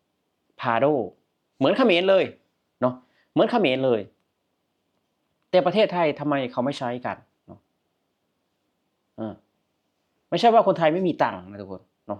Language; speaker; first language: Thai; non-native, local second language; Northeastern Thai